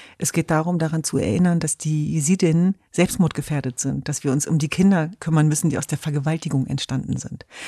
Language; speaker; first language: German; early bilingual, other home language; Kurdish